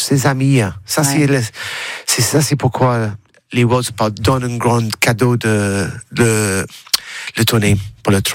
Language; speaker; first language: French; non-native, learner; English